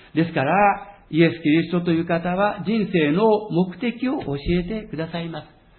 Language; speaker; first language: Japanese; native; Japanese